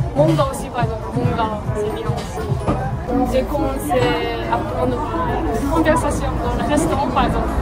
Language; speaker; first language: French; non-native, learner; Japanese